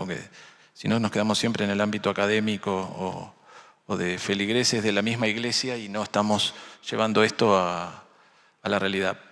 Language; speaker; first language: Spanish; native; Spanish